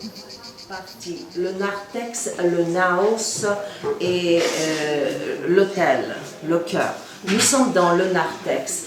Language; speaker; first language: French; non-native, fluent; Bulgarian